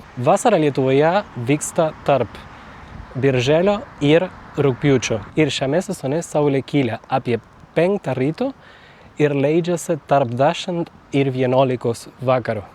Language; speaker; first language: Lithuanian; non-native, fluent; Spanish